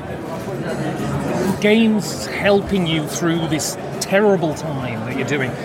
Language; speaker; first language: English; native; English